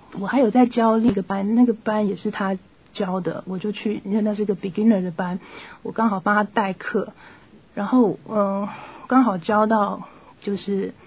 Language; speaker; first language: Chinese; native; Chinese